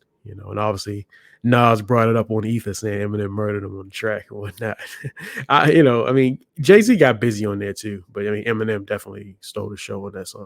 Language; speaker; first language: English; native; English